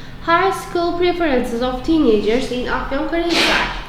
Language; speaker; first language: English; non-native, fluent; Turkish